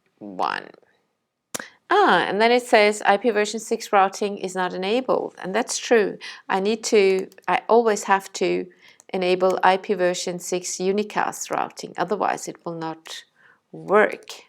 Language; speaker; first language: English; non-native, fluent; Danish